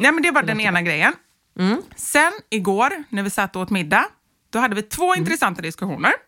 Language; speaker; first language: Swedish; native; Swedish